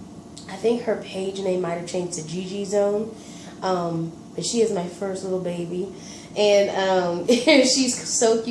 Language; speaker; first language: English; native; English